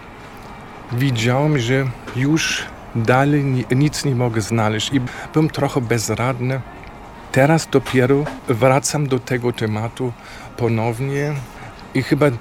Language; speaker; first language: Polish; non-native, fluent; German